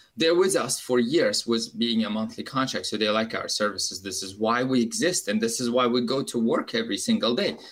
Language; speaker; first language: English; non-native, fluent; Uzbek